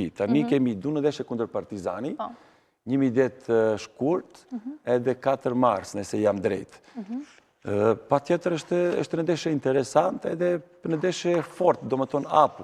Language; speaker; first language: Albanian; non-native, learner; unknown